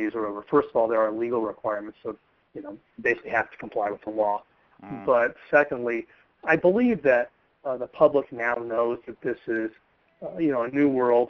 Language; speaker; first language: English; native; English